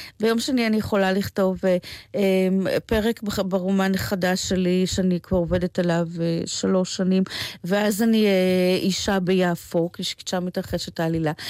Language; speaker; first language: Hebrew; native; Hebrew